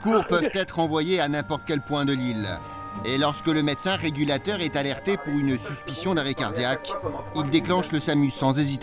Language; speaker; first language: French; native; French